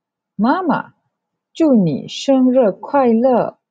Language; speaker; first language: Chinese; non-native, local second language; Malay